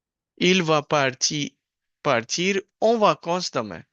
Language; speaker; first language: French; non-native, fluent; Hindi